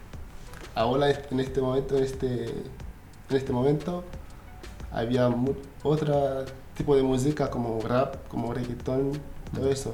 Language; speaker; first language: Spanish; non-native, learner; Haitian Creole